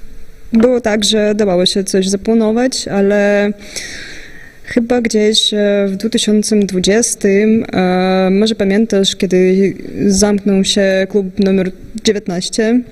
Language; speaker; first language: Polish; non-native, fluent; Russian